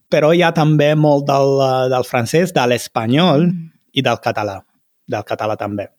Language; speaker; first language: Catalan; non-native, fluent; Italian